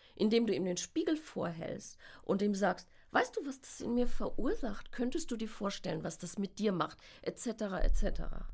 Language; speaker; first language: German; native; German